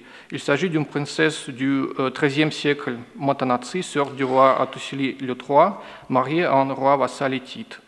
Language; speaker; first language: French; non-native, fluent; Russian